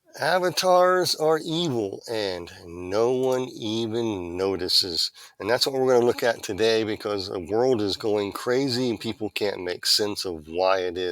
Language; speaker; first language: English; native; English